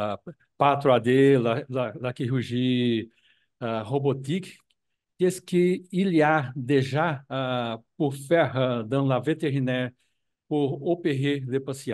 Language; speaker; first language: French; non-native, learner; Portuguese